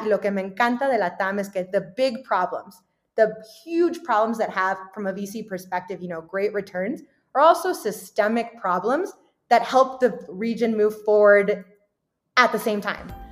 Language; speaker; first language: English; early bilingual, other home language; Spanish